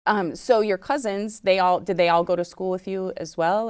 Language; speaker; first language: English; native; English